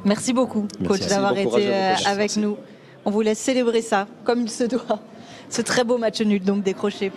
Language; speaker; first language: French; native; French